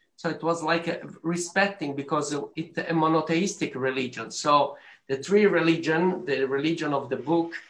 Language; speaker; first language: English; non-native, learner; Arabic